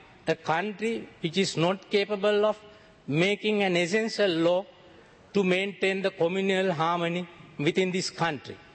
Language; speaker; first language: English; non-native, local second language; Sinhala